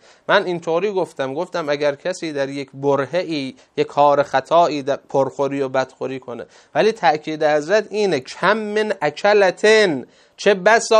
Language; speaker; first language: Persian; native; Persian